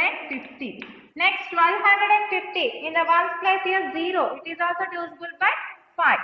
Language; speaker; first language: English; non-native, local second language; Telugu